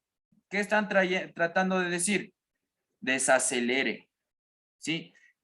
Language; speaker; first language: Spanish; native; Spanish